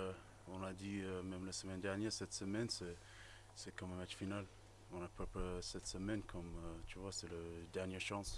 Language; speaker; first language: French; non-native, fluent; English